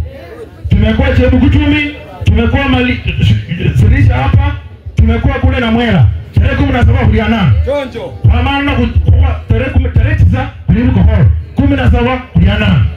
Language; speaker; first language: Swahili; non-native, local second language; Luyia